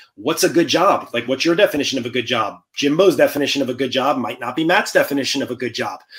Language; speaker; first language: English; native; English